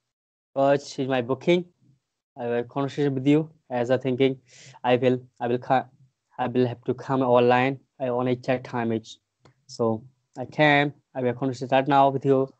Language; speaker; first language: English; non-native, fluent; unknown